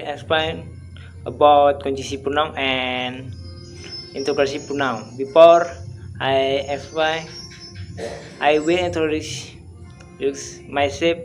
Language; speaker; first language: English; non-native, learner; Indonesian